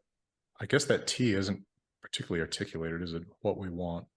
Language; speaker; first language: English; native; English